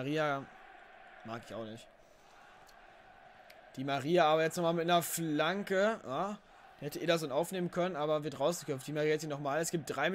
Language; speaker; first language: German; native; German